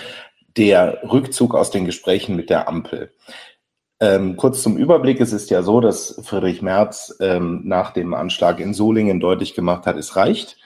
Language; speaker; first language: German; native; German